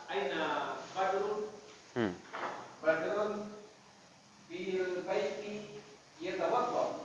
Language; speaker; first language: Arabic; non-native, learner; Indonesian